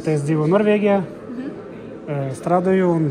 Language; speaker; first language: Latvian; non-native, local second language; Russian